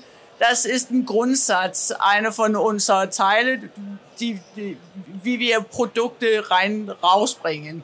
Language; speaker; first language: German; non-native, learner; Danish